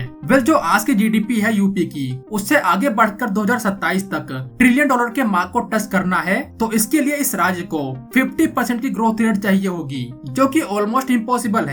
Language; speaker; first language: Hindi; native; Hindi